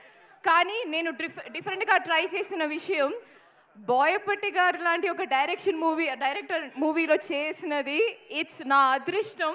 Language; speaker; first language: Telugu; non-native, local second language; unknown